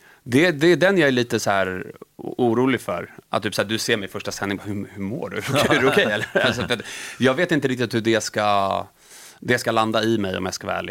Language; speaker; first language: Swedish; native; Swedish